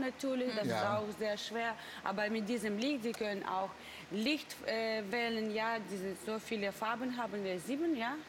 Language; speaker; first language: German; non-native, learner; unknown